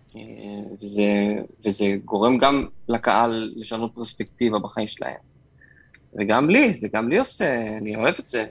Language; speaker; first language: Hebrew; native; Hebrew